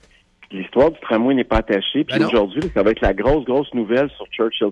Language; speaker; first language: French; native; French